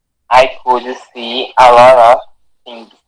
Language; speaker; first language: English; non-native, learner; Portuguese